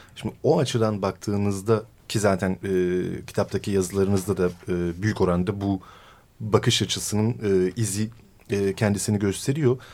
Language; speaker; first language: Turkish; native; Turkish